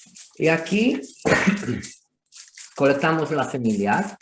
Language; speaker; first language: Spanish; non-native, fluent; Romanian